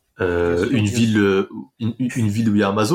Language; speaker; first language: French; native; French